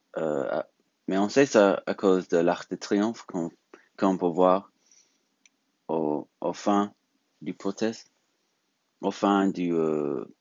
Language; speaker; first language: French; non-native, learner; English